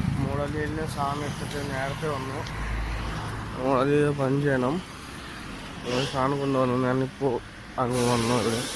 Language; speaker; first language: Malayalam; non-native, learner; Bangla